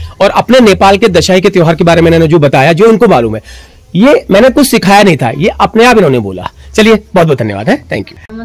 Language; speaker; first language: Hindi; native; Hindi